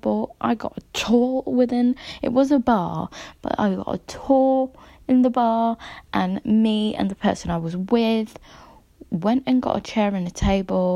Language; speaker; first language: English; native; English